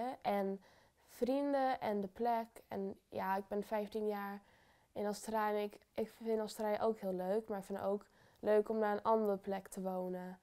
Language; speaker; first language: Dutch; early bilingual, heritage; Dutch